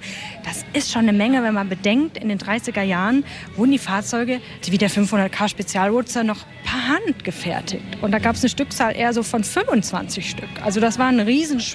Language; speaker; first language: German; native; German